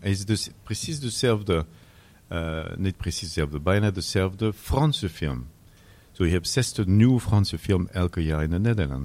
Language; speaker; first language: Dutch; non-native, learner; French